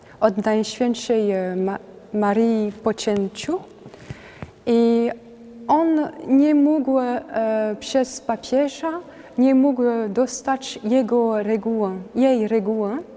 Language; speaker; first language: Polish; non-native, learner; French